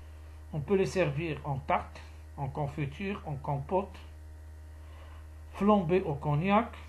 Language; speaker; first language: French; non-native, local second language; Arabic